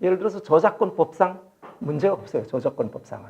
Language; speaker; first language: Korean; native; Korean